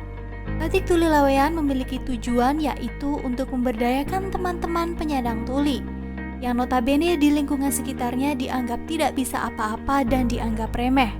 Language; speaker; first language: Indonesian; native; Indonesian